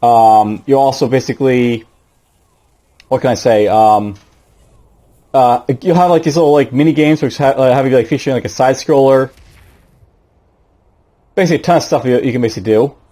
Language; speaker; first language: English; native; English